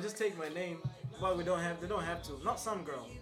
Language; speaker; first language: English; non-native, local second language; Swahili